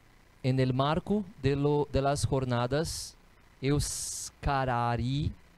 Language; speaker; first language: Spanish; non-native, fluent; Portuguese